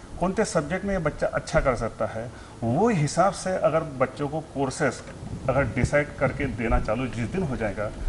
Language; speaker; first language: Hindi; native; Hindi